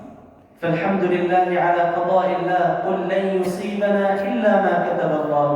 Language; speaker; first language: Arabic; native; Arabic